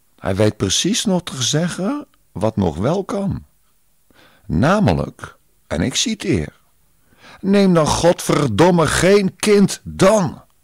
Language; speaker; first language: Dutch; native; Dutch